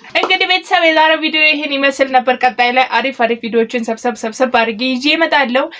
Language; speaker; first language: Amharic; native; Amharic